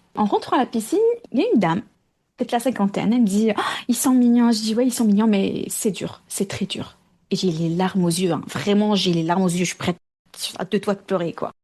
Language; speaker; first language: French; non-native, local second language; Arabic